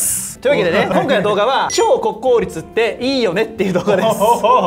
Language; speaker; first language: Japanese; native; Japanese